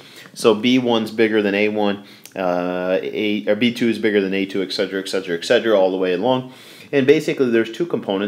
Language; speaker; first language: English; native; English